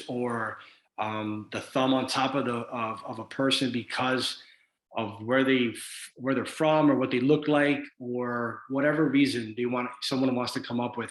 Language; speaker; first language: English; early bilingual, other home language; Spanish